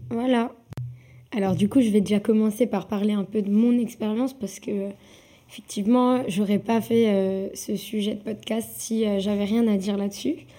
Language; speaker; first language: French; native; French